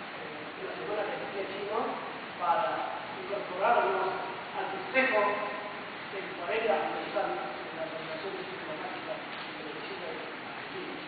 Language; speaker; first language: Spanish; non-native, fluent; Chinese